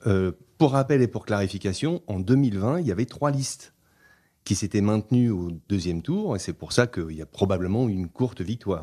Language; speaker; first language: French; native; French